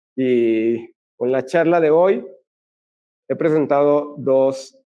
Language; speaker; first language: Spanish; native; Spanish